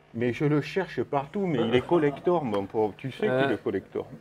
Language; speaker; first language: French; native; French